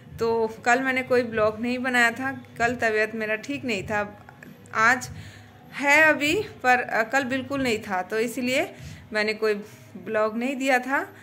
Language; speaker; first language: Hindi; non-native, local second language; Bangla